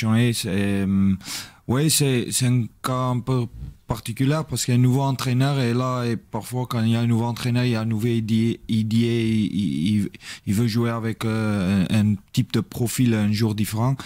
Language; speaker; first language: French; non-native, learner; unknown